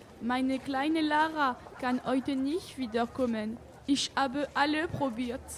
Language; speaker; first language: German; non-native, learner; French